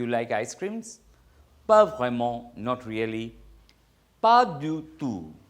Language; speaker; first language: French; non-native, fluent; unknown